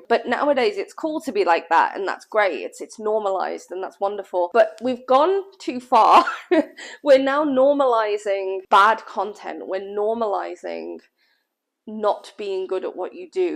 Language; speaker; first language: English; native; English